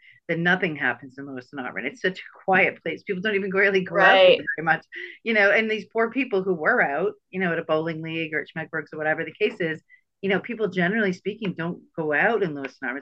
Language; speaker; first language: English; native; English